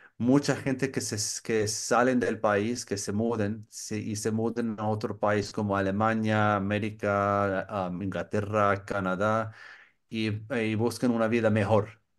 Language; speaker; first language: Spanish; non-native, learner; English